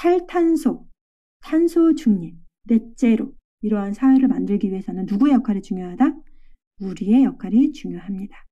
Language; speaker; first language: Korean; native; Korean